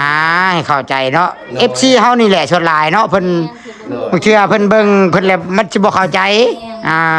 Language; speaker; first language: Thai; non-native, local second language; Lao